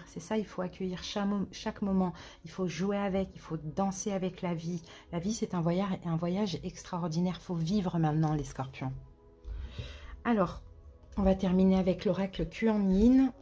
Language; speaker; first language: French; native; French